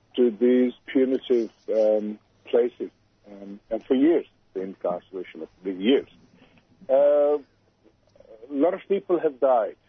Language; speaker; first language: English; non-native, local second language; Urdu